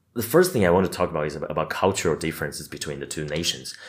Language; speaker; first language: English; non-native, fluent; Chinese